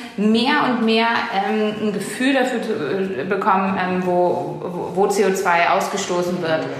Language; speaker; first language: German; native; German